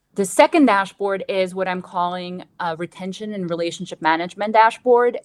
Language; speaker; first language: English; non-native, fluent; Bosnian